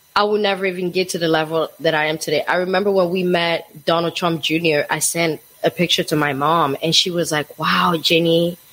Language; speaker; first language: English; non-native, fluent; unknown